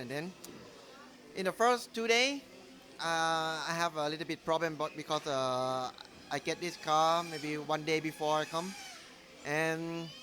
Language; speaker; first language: English; non-native, learner; Thai